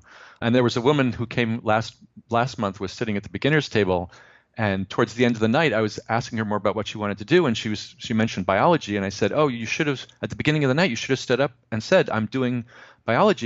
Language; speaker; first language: English; native; English